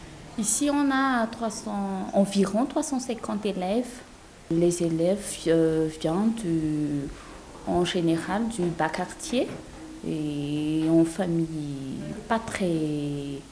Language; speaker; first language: French; non-native, local second language; Malagasy